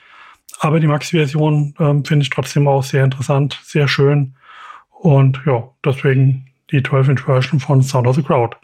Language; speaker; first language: German; native; German